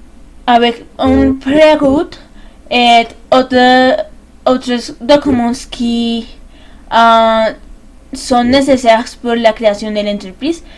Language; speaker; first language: French; non-native, learner; Spanish